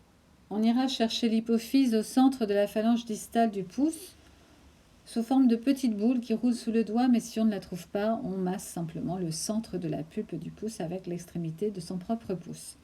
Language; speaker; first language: French; native; French